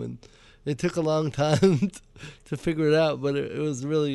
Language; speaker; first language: English; native; English